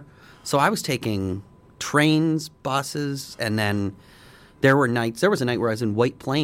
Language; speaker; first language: English; native; English